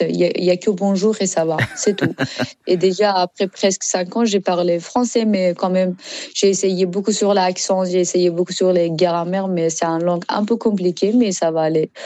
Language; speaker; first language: French; non-native, learner; Persian